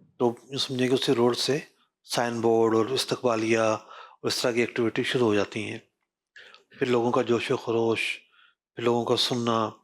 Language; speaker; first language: Urdu; non-native, local second language; Sindhi